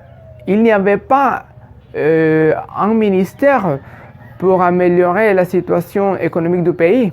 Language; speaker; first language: French; non-native, fluent; Spanish